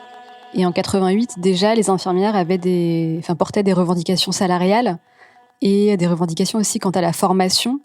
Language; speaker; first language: French; native; French